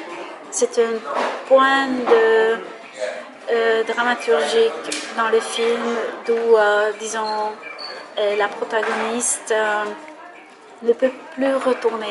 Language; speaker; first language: French; non-native, fluent; Hungarian